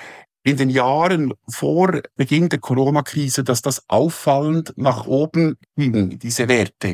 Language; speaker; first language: German; native; German